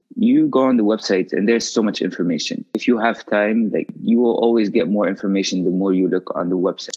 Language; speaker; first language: English; non-native, fluent; Arabic